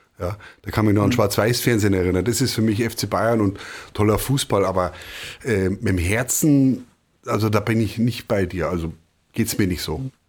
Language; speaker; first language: German; native; German